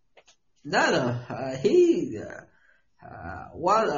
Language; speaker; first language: English; non-native, local second language; Bangla